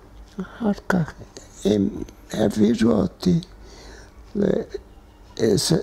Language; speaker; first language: Hebrew; non-native, fluent; Hungarian